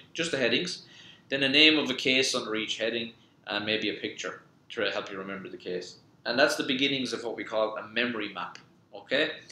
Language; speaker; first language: English; native; English